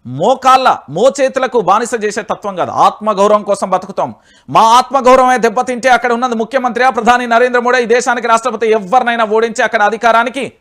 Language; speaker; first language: Telugu; native; Telugu